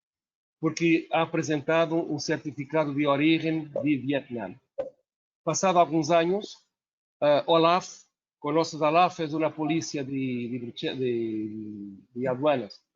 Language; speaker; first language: Spanish; non-native, learner; Portuguese